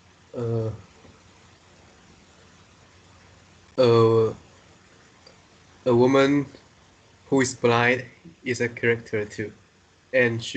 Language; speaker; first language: English; non-native, learner; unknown